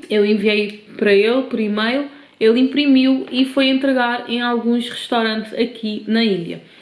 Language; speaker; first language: Portuguese; non-native, local second language; Kabuverdianu